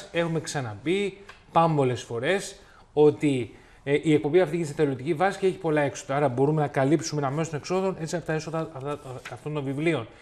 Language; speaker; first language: Greek; native; Greek